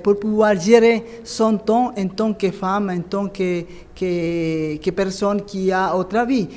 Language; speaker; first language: French; non-native, fluent; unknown